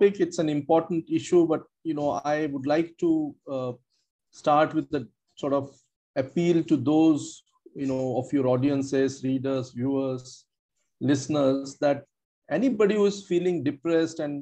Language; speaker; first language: English; non-native, local second language; Marathi